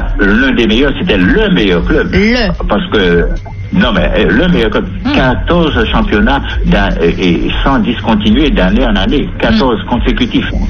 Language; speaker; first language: French; native; French